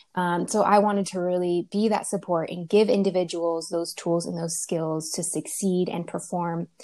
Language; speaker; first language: English; early bilingual, other home language; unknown